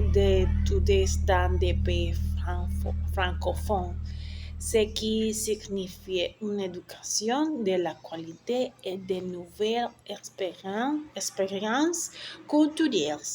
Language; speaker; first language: French; non-native, learner; Spanish